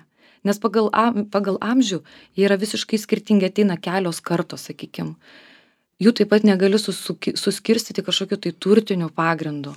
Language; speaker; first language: Lithuanian; native; Lithuanian